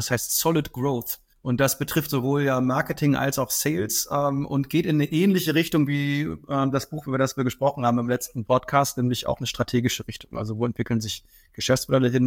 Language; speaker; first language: German; native; German